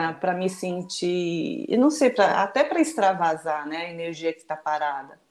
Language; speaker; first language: Portuguese; early bilingual, other home language; Japanese